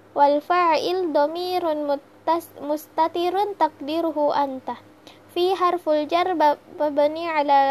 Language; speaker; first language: Arabic; non-native, learner; Indonesian